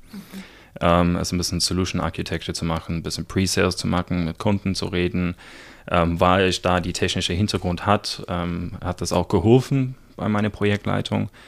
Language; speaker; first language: German; non-native, fluent; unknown